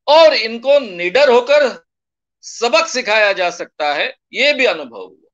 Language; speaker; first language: Hindi; non-native, local second language; Marathi